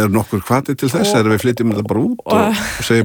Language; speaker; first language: Icelandic; native; Icelandic